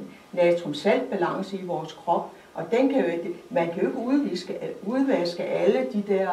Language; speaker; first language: Danish; native; Danish